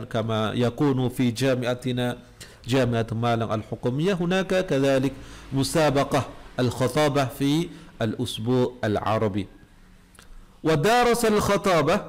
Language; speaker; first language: Arabic; non-native, fluent; Indonesian